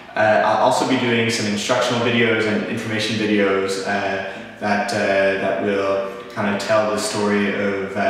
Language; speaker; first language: English; native; English